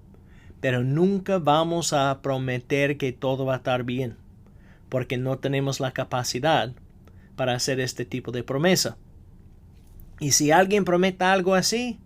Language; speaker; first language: Spanish; non-native, fluent; English